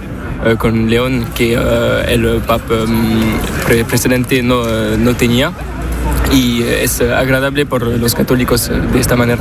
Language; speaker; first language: Spanish; non-native, learner; French